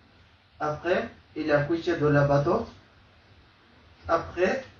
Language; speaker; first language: French; non-native, learner; Arabic